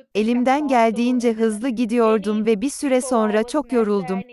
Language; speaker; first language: English; non-native, fluent; Portuguese